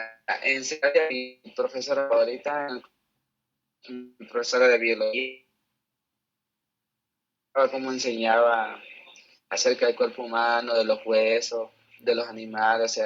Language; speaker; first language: Spanish; native; Spanish